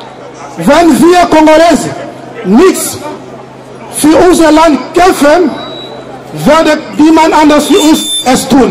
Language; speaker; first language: German; non-native, fluent; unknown